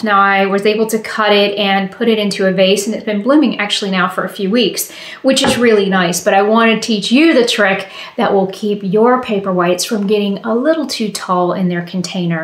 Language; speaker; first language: English; native; English